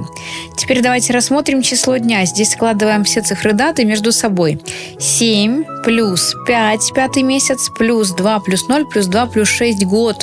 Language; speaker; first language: Russian; native; Russian